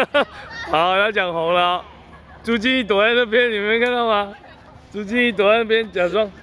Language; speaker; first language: Chinese; native; Chinese